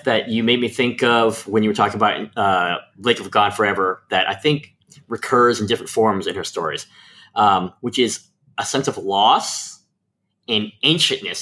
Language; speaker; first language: English; native; English